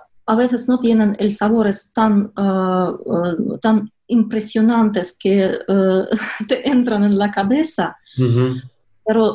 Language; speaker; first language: Spanish; non-native, fluent; Russian